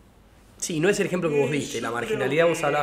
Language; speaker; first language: Spanish; native; Spanish